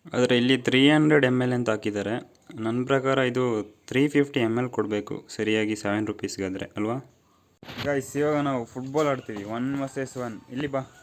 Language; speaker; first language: Kannada; non-native, local second language; Kodava